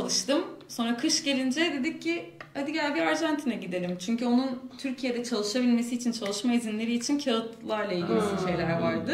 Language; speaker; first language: Turkish; native; Turkish